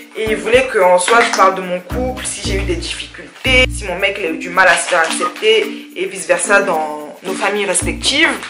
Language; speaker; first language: French; early bilingual, other home language; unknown